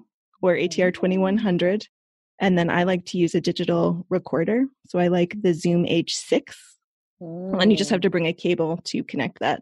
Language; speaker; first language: English; native; English